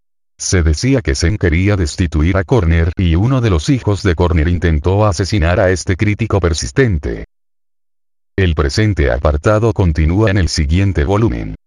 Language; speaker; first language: Spanish; native; Spanish